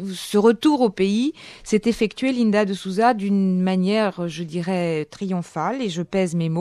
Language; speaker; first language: French; native; French